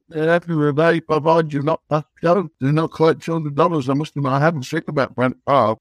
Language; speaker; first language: English; native; English